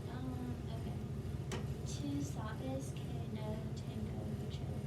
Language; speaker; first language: Spanish; non-native, learner; English